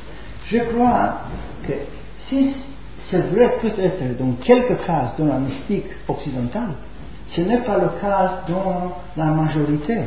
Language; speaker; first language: French; non-native, fluent; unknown